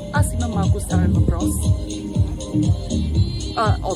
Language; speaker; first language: Bulgarian; early bilingual, heritage; Bulgarian